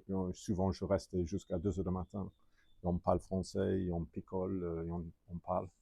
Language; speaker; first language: French; non-native, fluent; English